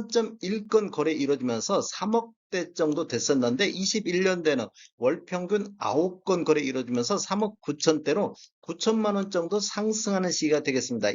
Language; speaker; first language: Korean; native; Korean